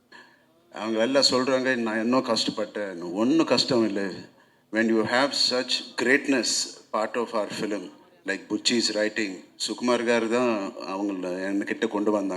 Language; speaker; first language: Tamil; non-native, local second language; Telugu